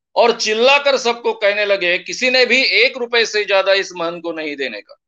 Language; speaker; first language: Hindi; non-native, local second language; Marathi